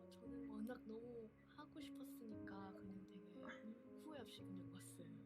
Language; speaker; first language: Korean; non-native, fluent; Thai